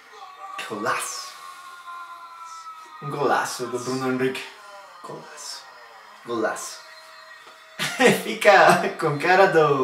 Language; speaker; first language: Portuguese; non-native, learner; Spanish